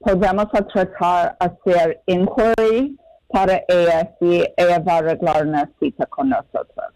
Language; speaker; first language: Spanish; non-native, fluent; English